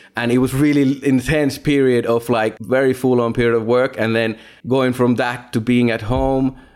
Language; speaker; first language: English; non-native, fluent; Finnish